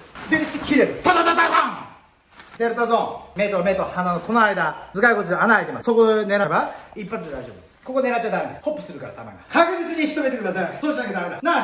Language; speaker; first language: Japanese; native; Japanese